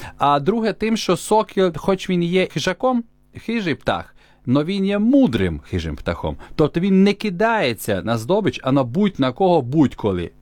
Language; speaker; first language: Ukrainian; native; Ukrainian